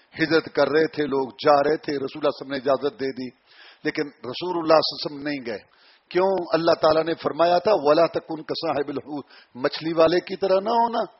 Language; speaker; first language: Urdu; non-native, local second language; Punjabi